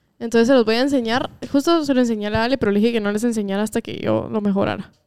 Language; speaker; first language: Spanish; native; Spanish